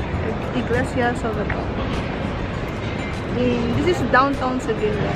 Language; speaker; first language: English; non-native, fluent; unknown